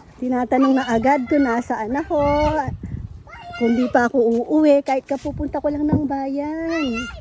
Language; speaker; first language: Filipino; non-native, local second language; Pampanga